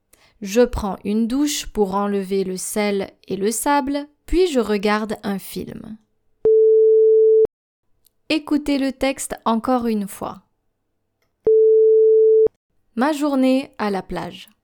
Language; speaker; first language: French; non-native, fluent; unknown